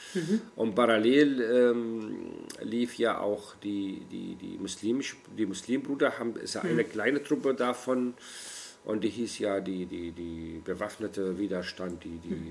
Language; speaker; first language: German; non-native, fluent; Arabic